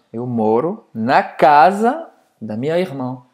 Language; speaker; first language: Portuguese; non-native, fluent; French